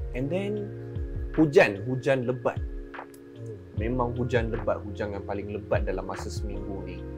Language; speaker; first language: Malay; non-native, local second language; Tamil